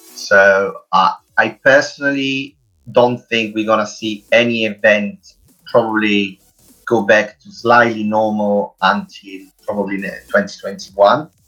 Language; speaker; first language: English; non-native, fluent; Italian